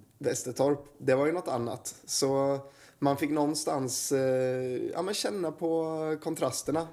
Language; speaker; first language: Swedish; native; Swedish